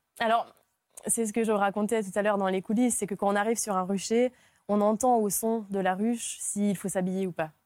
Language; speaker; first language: French; early bilingual, other home language; Hungarian